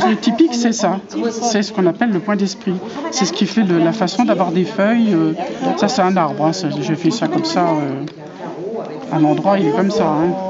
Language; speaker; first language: French; native; French